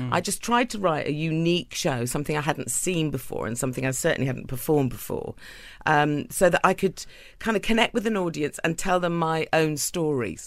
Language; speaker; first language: English; native; English